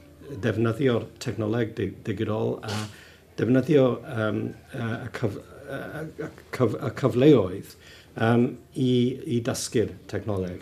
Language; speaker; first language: Welsh; non-native, local second language; English